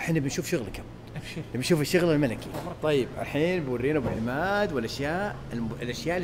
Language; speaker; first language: Arabic; native; Arabic